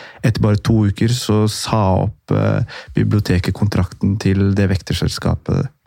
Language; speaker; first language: Norwegian; early bilingual, other home language; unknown